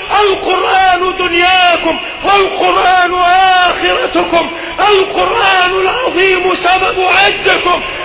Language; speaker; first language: Arabic; native; Arabic